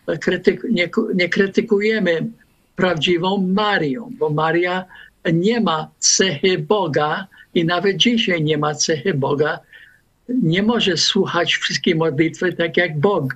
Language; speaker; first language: Polish; non-native, fluent; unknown